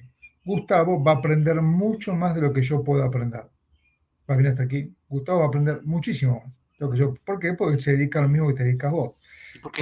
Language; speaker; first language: Spanish; native; Spanish